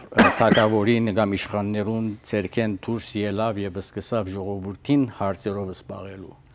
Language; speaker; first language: Armenian; early bilingual, heritage; Armenian